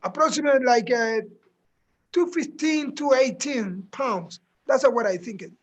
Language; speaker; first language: English; non-native, learner; Spanish